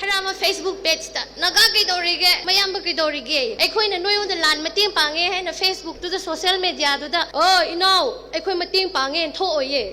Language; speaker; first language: Manipuri; non-native, local second language; Tangkhul Naga (India)